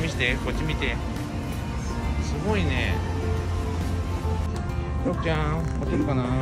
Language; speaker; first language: Japanese; native; Japanese